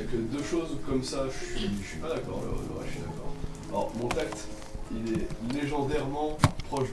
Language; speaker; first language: French; native; French